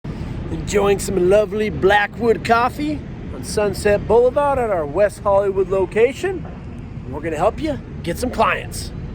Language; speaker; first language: English; native; English